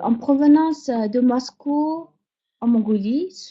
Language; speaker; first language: French; non-native, fluent; Mongolian